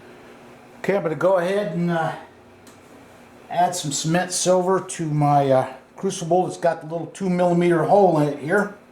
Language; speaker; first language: English; native; English